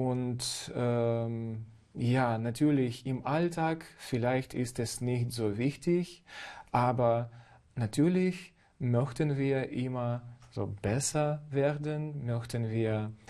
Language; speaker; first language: German; non-native, fluent; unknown